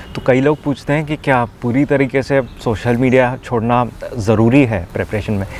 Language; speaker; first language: Hindi; native; Hindi